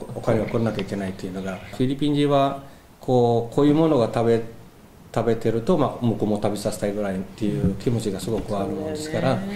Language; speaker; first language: Japanese; non-native, fluent; Filipino